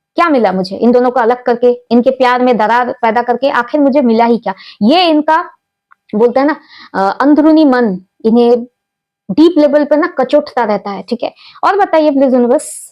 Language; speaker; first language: Hindi; non-native, local second language; Bangla